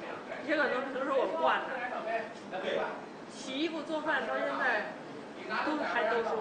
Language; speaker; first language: Chinese; native; Chinese